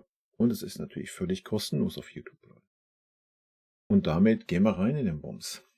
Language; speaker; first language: German; native; German